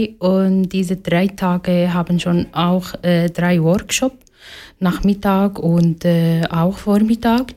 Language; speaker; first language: German; non-native, learner; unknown